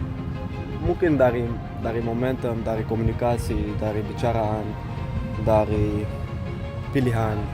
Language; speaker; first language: Indonesian; non-native, fluent; Dutch